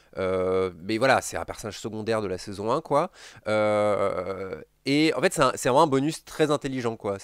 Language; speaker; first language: French; native; French